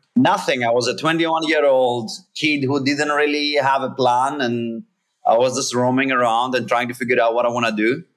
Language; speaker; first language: English; non-native, fluent; Greek